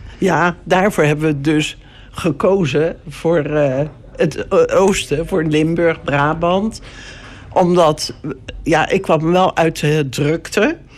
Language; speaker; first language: Dutch; native; Dutch